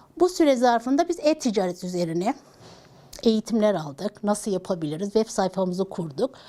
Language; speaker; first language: Turkish; native; Turkish